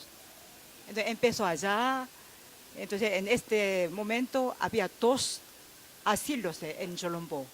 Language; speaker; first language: Spanish; non-native, fluent; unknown